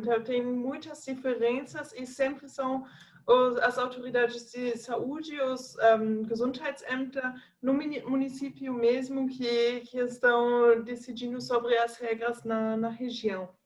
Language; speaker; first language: Portuguese; non-native, fluent; German